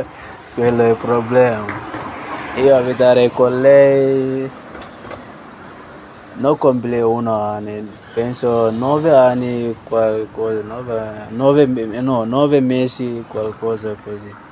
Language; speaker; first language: Italian; non-native, learner; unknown